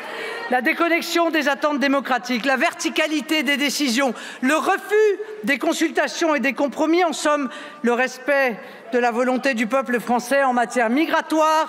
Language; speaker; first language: French; native; French